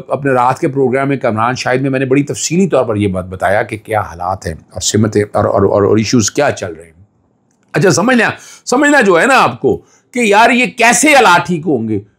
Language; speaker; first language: Urdu; non-native, local second language; Punjabi